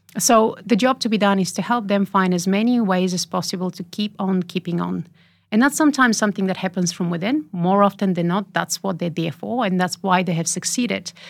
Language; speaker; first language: English; non-native, fluent; Bulgarian